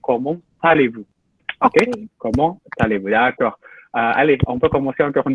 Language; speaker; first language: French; non-native, fluent; Indonesian